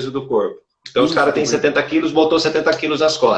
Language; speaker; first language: Portuguese; native; Portuguese